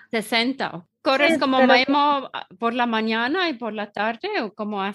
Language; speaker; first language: Spanish; non-native, learner; German